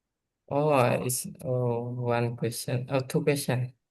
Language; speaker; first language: English; non-native, learner; Indonesian